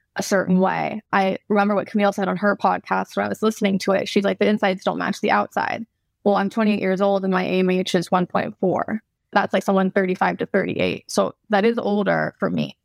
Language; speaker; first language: English; native; English